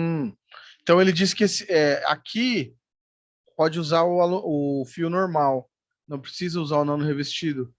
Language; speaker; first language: Portuguese; native; Portuguese